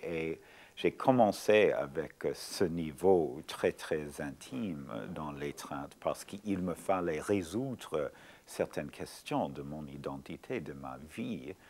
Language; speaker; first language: French; non-native, fluent; English